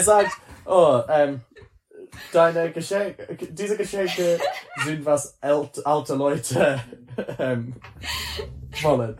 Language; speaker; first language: German; non-native, learner; English